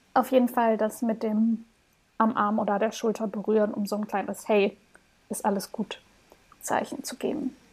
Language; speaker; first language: German; early bilingual, heritage; German